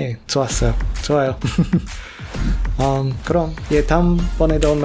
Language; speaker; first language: Korean; non-native, learner; English